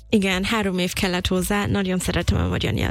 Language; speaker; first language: Hungarian; non-native, fluent; English